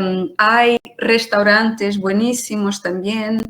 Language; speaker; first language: Spanish; non-native, fluent; Portuguese